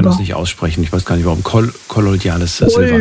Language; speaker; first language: German; native; German